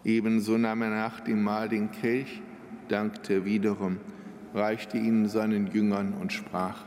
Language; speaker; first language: German; native; German